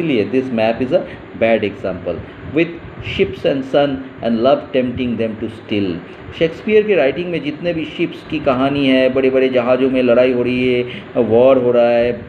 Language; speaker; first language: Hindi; native; Hindi